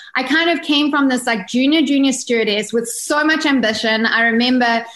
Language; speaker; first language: English; native; English